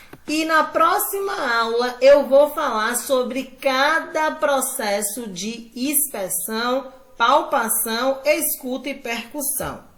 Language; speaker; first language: Portuguese; native; Portuguese